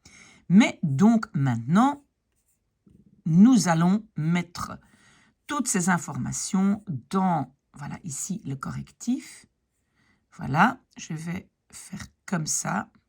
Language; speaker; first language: French; native; French